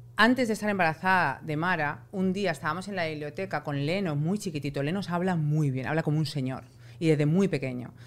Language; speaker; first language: Spanish; native; Spanish